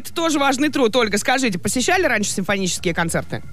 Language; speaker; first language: Russian; native; Russian